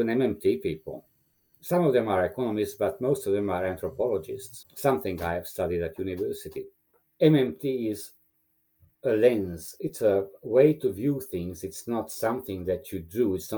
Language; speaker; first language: English; non-native, fluent; Romanian